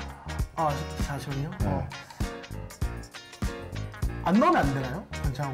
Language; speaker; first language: Korean; native; Korean